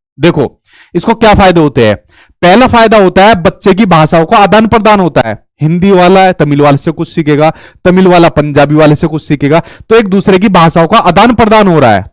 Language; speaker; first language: Hindi; native; Hindi